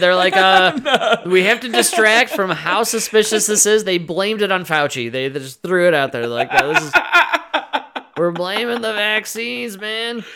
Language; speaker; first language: English; native; English